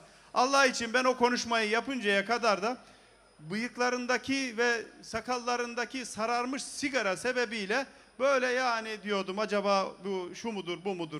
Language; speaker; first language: Turkish; native; Turkish